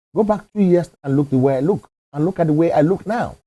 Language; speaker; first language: English; non-native, local second language; Yoruba